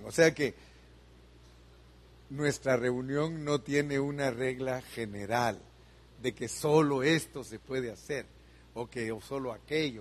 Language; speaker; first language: Spanish; native; Spanish